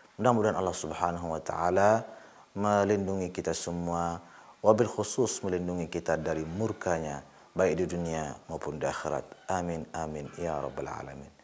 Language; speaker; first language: Malay; non-native, local second language; Sasak